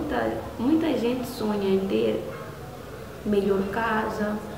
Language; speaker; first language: Portuguese; non-native, local second language; Makhuwa